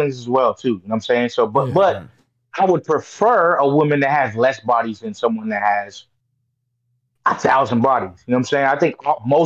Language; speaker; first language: English; native; English